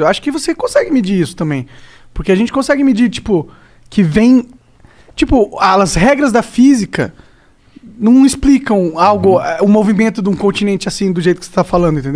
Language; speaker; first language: Portuguese; native; Portuguese